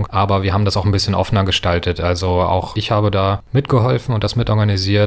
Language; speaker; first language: German; native; German